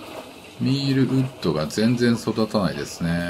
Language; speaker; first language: Japanese; native; Japanese